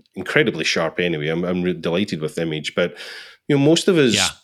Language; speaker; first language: English; native; English